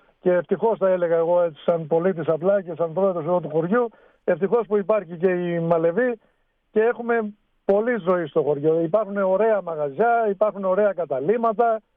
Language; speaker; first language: Greek; native; Greek